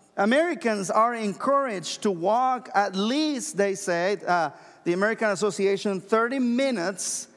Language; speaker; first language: English; non-native, fluent; Spanish